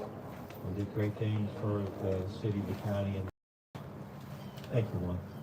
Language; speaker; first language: English; native; English